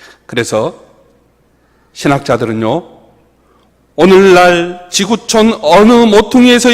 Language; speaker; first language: Korean; native; Korean